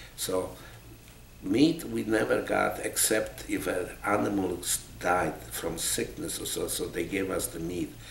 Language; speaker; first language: English; non-native, fluent; Polish